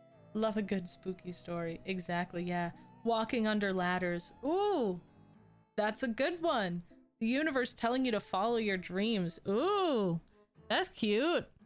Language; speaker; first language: English; native; English